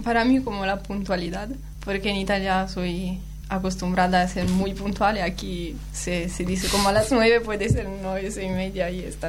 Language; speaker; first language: Spanish; non-native, learner; Italian